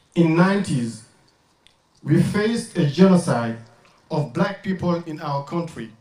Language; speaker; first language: English; non-native, learner; French